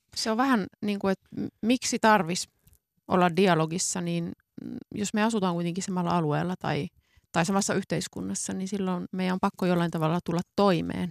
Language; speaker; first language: Finnish; native; Finnish